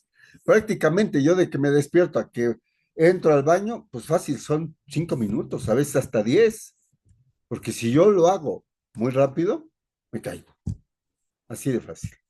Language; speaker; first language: Spanish; native; Spanish